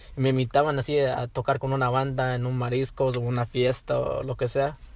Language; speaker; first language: Spanish; early bilingual, heritage; Spanish